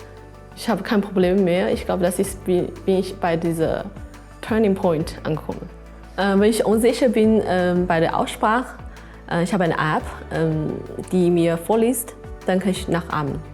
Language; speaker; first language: German; non-native, fluent; Chinese